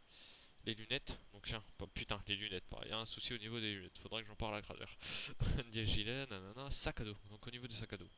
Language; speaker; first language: French; native; French